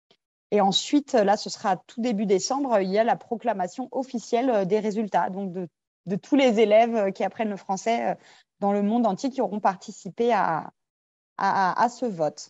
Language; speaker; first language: French; native; French